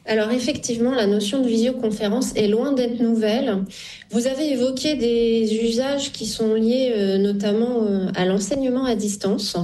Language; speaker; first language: French; native; French